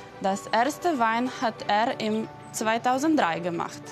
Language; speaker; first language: German; non-native, fluent; Italian